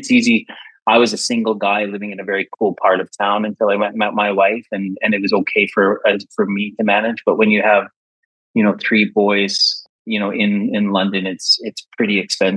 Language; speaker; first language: English; native; English